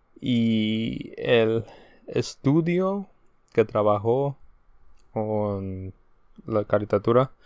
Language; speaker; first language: Spanish; early bilingual, heritage; Spanish